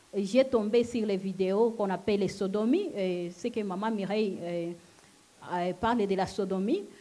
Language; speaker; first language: French; non-native, local second language; Lingala